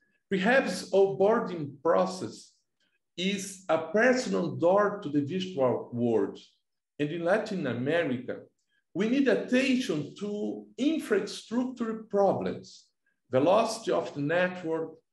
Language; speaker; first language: English; non-native, fluent; Portuguese